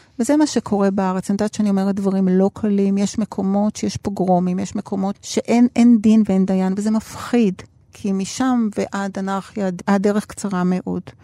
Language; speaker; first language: Hebrew; early bilingual, other home language; Spanish